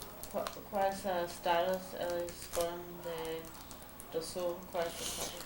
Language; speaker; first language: Portuguese; non-native, fluent; Spanish